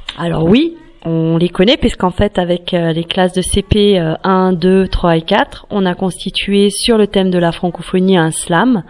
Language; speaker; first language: French; native; French